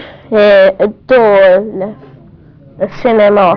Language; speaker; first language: French; non-native, learner; English